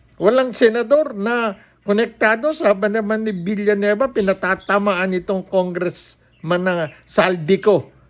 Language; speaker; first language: Filipino; native; Filipino